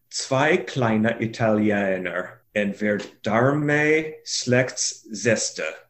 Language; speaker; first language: German; non-native, learner; English